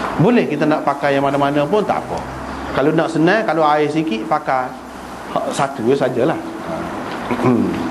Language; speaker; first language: Malay; native; Malay